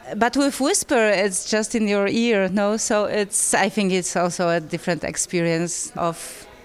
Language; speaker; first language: English; non-native, fluent; Polish